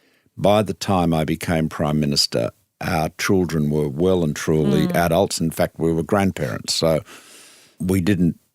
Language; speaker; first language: English; native; English